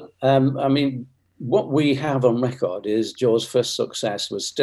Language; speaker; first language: English; native; English